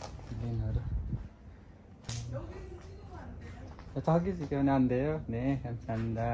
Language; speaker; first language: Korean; non-native, learner; Nepali